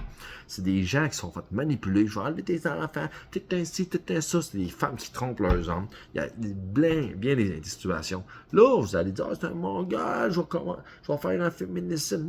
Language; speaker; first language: French; native; French